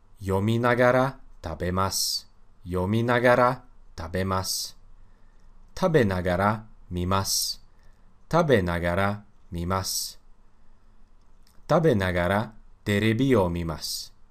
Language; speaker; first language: Japanese; non-native, learner; Russian